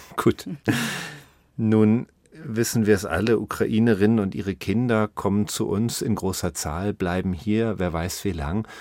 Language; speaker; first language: German; native; German